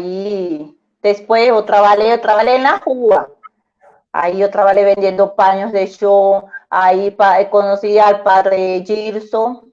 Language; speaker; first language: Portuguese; non-native, learner; Spanish